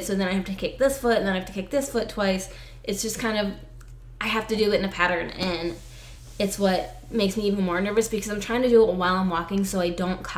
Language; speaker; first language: English; native; English